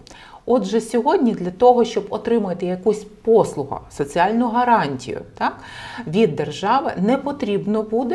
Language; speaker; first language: Ukrainian; native; Ukrainian